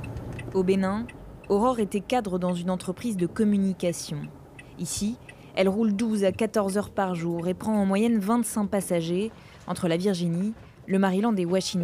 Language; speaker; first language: French; native; French